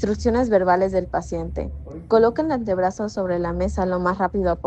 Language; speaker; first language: Spanish; native; Spanish